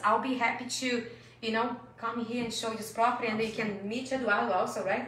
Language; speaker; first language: English; non-native, fluent; Portuguese